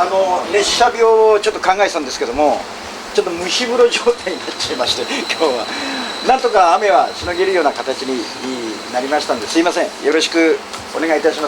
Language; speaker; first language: Japanese; native; Japanese